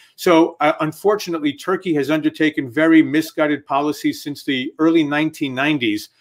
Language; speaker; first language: English; native; English